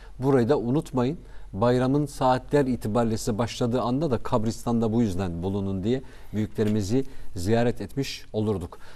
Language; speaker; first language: Turkish; native; Turkish